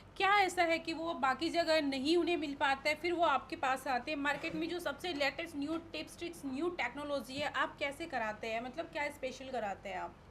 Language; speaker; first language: Hindi; native; Hindi